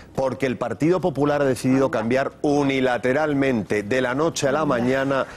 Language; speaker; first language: Spanish; native; Spanish